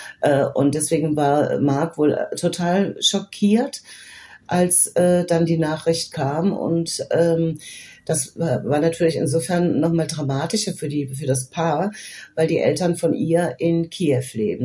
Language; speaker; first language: German; native; German